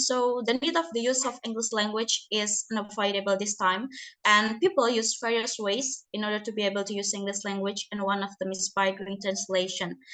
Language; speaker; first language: English; non-native, learner; Indonesian